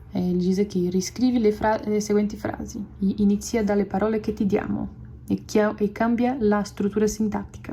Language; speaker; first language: Italian; non-native, fluent; Portuguese